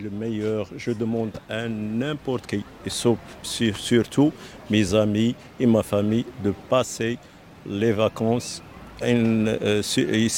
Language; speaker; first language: French; non-native, learner; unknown